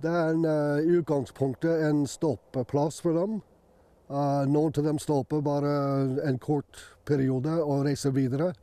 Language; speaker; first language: Norwegian; non-native, fluent; English